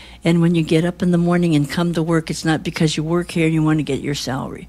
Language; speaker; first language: English; early bilingual, other home language; Chinese